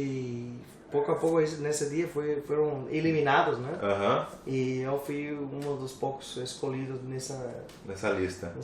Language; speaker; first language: Portuguese; non-native, learner; English